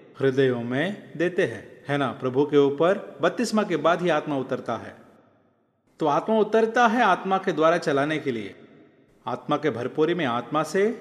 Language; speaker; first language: Hindi; non-native, local second language; Malayalam